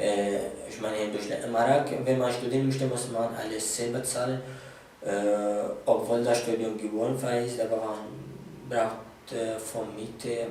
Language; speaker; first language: German; early bilingual, other home language; Arabic